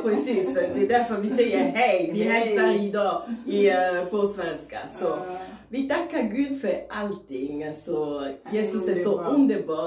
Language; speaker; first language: Swedish; non-native, learner; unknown